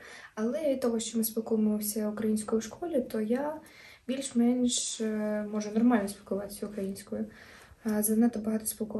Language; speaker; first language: Ukrainian; non-native, local second language; Russian